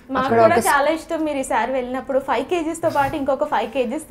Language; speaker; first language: Telugu; native; Telugu